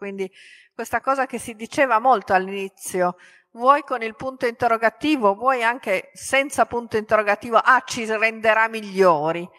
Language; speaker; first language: Italian; native; Italian